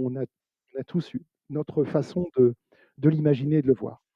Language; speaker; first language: French; native; French